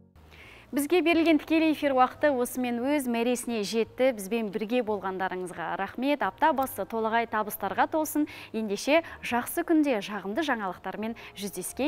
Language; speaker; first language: Kazakh; native; Kazakh